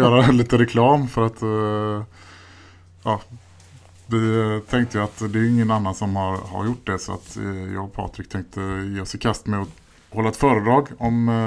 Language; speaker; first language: Swedish; native; Swedish